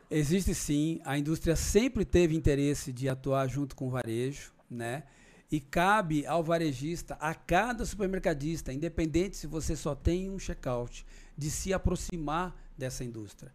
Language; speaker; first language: Portuguese; native; Portuguese